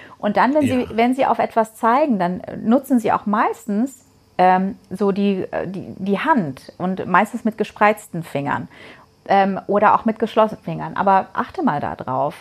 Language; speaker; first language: German; non-native, fluent; Persian